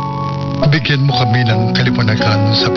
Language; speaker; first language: Filipino; native; Filipino